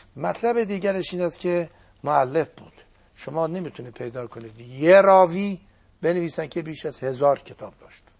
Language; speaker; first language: Persian; non-native, local second language; Azerbaijani